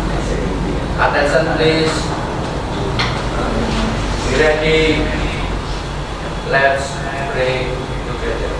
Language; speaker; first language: English; non-native, learner; Indonesian